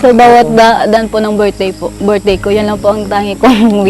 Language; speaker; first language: Filipino; native; Filipino